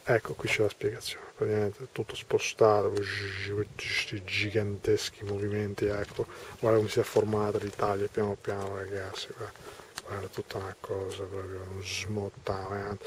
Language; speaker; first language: Italian; early bilingual, other home language; Albanian